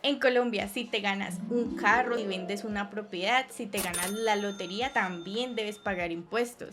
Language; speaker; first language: Spanish; native; Spanish